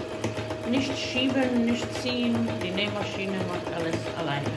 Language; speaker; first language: German; non-native, fluent; Bosnian